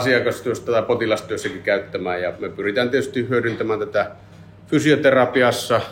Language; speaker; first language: Finnish; native; Finnish